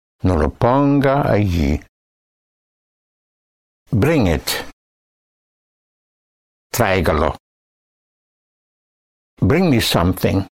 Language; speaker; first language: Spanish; non-native, fluent; English